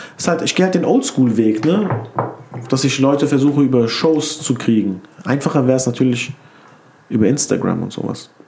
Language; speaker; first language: German; early bilingual, other home language; Turkish